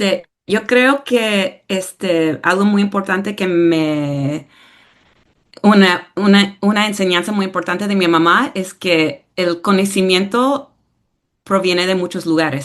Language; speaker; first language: Spanish; early bilingual, heritage; English